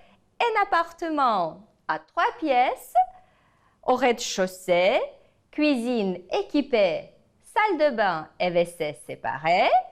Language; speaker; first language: French; non-native, fluent; Ukrainian